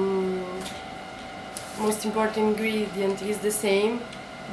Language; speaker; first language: English; non-native, learner; Italian